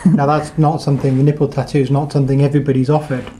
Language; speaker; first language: English; native; English